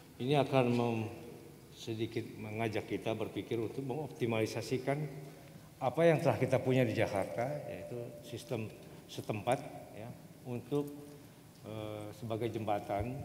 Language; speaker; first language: Indonesian; native; Indonesian